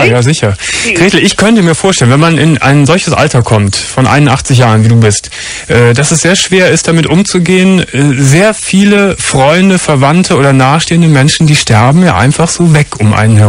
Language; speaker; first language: German; native; German